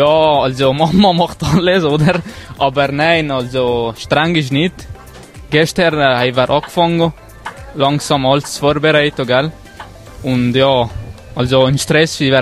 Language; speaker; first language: German; early bilingual, other home language; Arabic